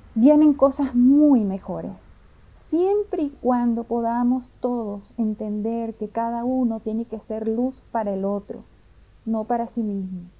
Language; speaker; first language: Spanish; native; Spanish